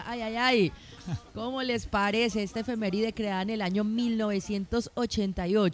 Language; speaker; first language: Spanish; native; Spanish